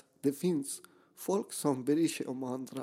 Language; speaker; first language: Swedish; non-native, fluent; Persian